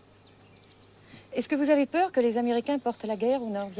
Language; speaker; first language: French; native; French